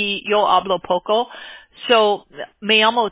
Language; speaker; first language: Spanish; non-native, learner; English